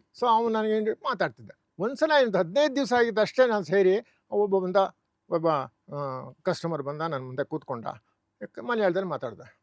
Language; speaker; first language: Kannada; native; Kannada